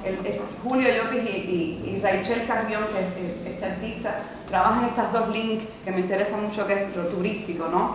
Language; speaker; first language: Spanish; native; Spanish